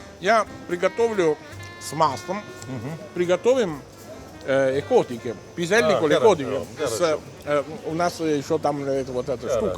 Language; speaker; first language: Russian; non-native, fluent; Italian